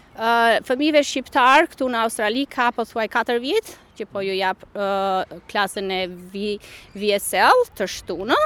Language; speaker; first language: Albanian; native; Albanian